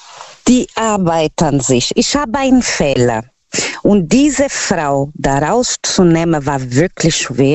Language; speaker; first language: German; non-native, fluent; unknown